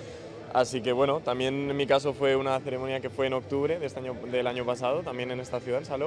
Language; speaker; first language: Spanish; native; Spanish